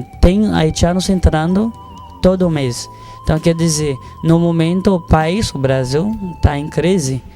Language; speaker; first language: Portuguese; non-native, fluent; Haitian Creole